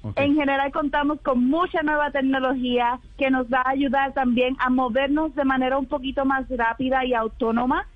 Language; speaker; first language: Spanish; native; Spanish